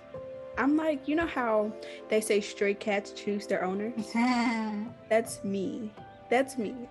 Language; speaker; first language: English; native; English